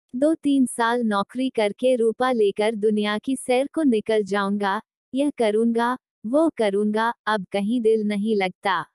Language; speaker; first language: Hindi; non-native, local second language; Marathi